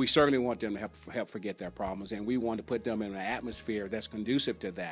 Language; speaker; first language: English; native; English